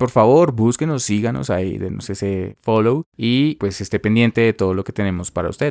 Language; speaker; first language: Spanish; native; Spanish